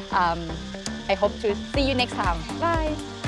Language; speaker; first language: English; non-native, learner; Thai